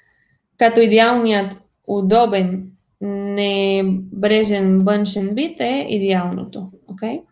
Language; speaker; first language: Bulgarian; non-native, fluent; Spanish